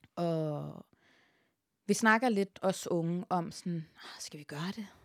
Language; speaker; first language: Danish; early bilingual, other home language; Arabic